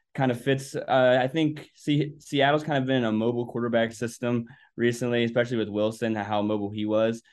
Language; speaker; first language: English; native; English